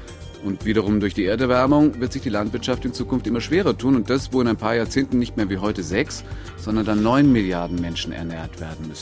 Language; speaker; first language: German; native; German